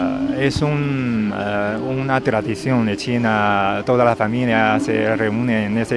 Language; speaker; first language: Spanish; non-native, learner; Chinese